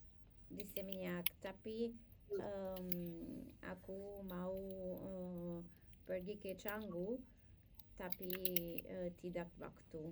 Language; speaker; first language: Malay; non-native, learner; English